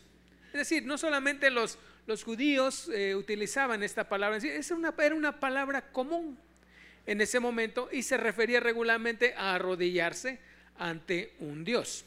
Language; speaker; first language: Spanish; native; Spanish